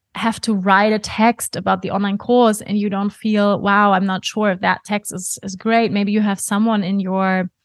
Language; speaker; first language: English; non-native, fluent; German